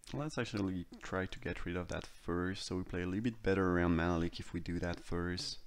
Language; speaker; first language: English; non-native, fluent; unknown